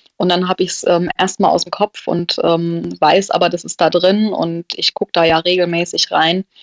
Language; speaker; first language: German; native; German